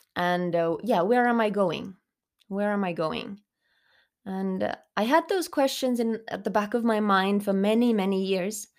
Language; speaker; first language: English; non-native, fluent; Finnish